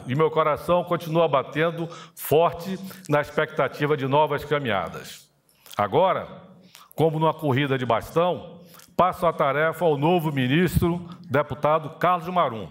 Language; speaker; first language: Portuguese; native; Portuguese